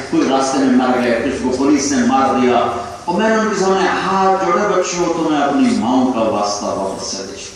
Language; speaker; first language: Urdu; non-native, local second language; Punjabi